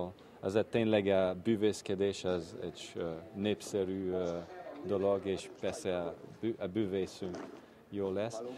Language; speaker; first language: Hungarian; non-native, fluent; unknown